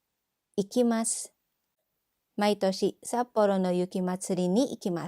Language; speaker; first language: Japanese; non-native, fluent; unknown